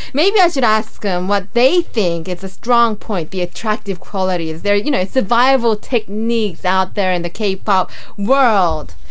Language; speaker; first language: English; early bilingual, other home language; Korean